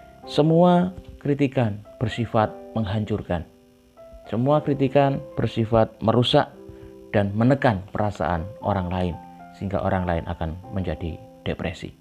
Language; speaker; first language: Indonesian; native; Indonesian